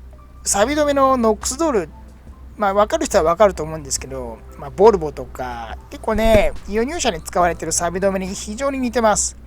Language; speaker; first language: Japanese; native; Japanese